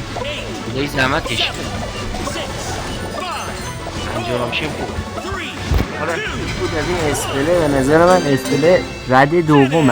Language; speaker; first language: Persian; native; Persian